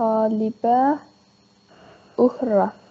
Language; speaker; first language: Arabic; non-native, learner; English